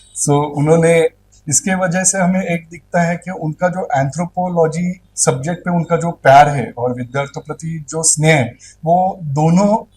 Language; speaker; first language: Hindi; non-native, local second language; Marathi